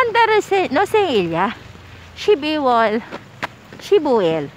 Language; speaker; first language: Korean; non-native, learner; Filipino